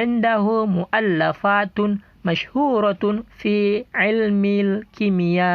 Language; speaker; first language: Arabic; non-native, fluent; Indonesian